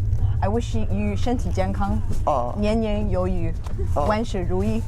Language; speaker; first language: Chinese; non-native, learner; English